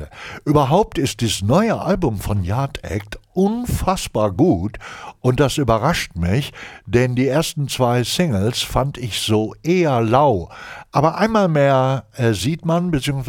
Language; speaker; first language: German; native; German